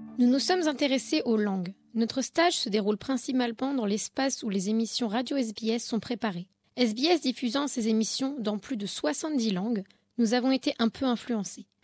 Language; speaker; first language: French; early bilingual, heritage; French